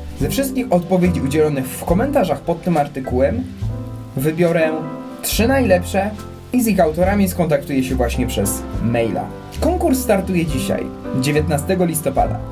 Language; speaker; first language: Polish; native; Polish